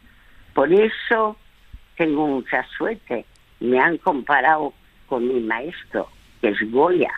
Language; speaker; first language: Spanish; non-native, fluent; French